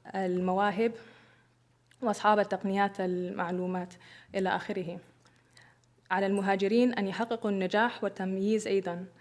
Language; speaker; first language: Arabic; early bilingual, other home language; English